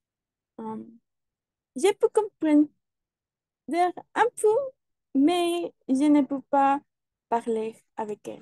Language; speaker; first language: French; non-native, learner; Spanish